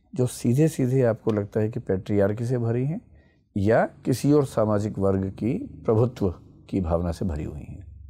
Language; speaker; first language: Hindi; native; Hindi